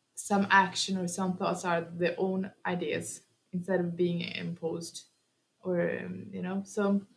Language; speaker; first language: English; early bilingual, heritage; Norwegian